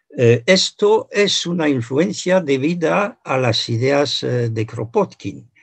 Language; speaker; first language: Spanish; non-native, fluent; French